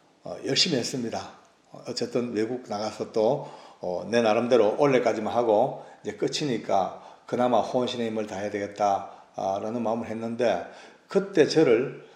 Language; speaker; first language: Korean; native; Korean